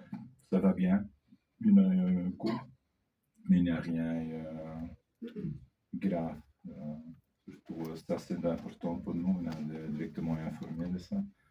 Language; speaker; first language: French; non-native, fluent; Dutch